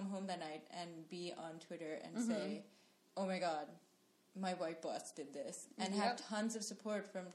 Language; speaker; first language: English; non-native, local second language; Sinhala